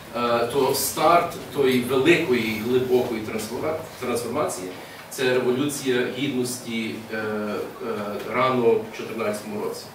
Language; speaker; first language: Ukrainian; early bilingual, heritage; English